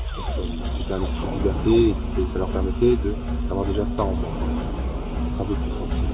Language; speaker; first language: French; native; French